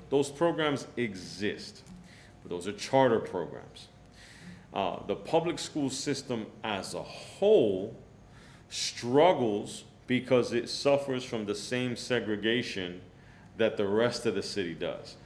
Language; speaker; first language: English; early bilingual, other home language; Spanish